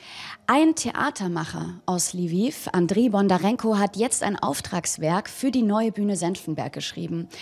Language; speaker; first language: German; native; German